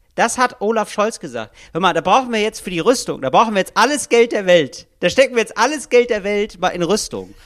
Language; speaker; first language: German; native; German